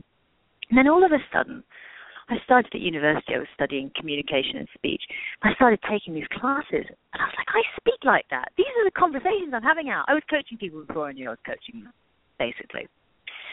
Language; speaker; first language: English; native; English